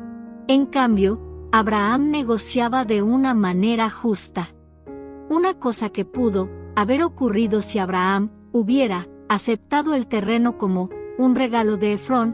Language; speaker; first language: Spanish; native; Spanish